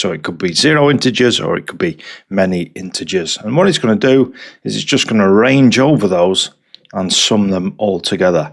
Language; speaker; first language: English; native; English